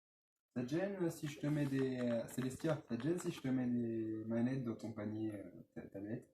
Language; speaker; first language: French; native; French